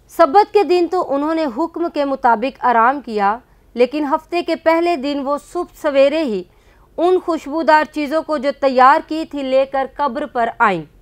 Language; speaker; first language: Urdu; non-native, local second language; Punjabi